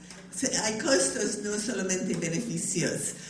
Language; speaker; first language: Spanish; non-native, learner; English